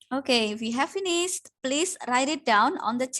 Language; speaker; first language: English; non-native, fluent; Indonesian